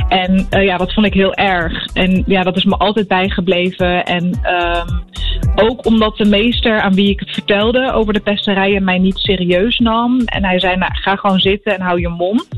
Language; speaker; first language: Dutch; early bilingual, other home language; Arabic